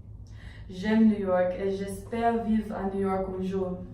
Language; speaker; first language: French; non-native, learner; English